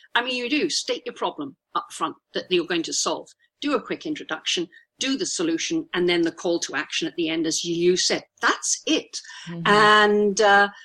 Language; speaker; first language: English; native; English